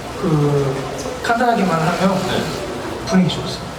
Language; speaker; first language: Korean; non-native, learner; Japanese